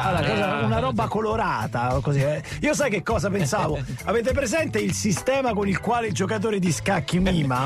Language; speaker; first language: Italian; native; Italian